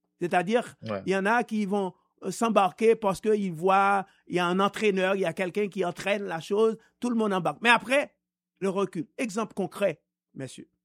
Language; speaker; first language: French; non-native, local second language; Haitian Creole